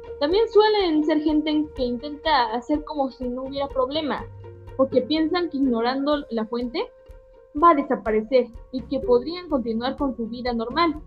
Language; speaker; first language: Spanish; native; Spanish